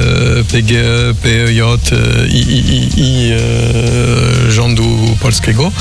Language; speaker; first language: Polish; non-native, fluent; French